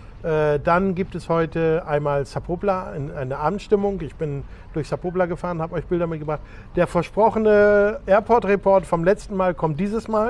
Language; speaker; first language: German; native; German